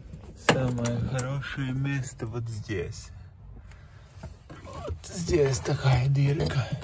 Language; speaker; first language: Russian; early bilingual, heritage; Russian